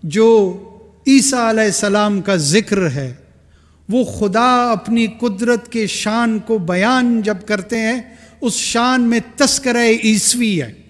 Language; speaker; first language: Urdu; non-native, local second language; Pashto